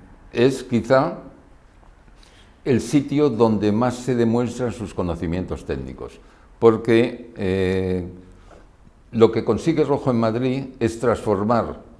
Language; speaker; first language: Spanish; native; Spanish